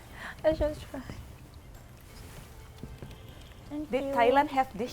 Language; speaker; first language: English; non-native, learner; Indonesian